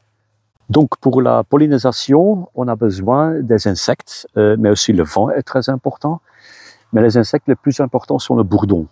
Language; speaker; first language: French; non-native, local second language; Dutch